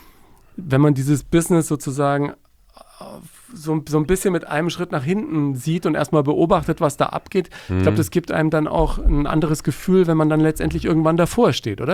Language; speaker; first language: German; native; German